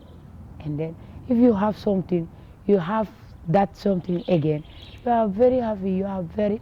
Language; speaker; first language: English; non-native, local second language; Wolof